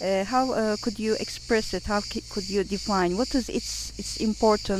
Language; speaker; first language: English; non-native, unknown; Turkish